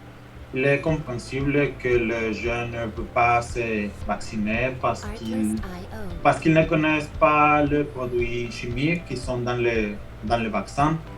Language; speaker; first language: French; non-native, fluent; Spanish